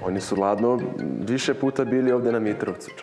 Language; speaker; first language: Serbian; non-native, fluent; Portuguese